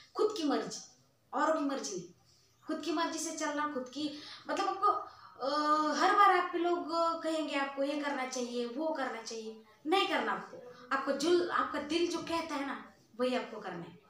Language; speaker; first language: Hindi; non-native, local second language; Marathi